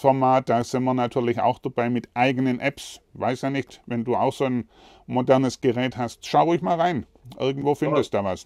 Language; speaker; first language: German; native; German